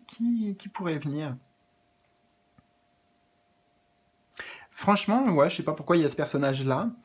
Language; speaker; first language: French; native; French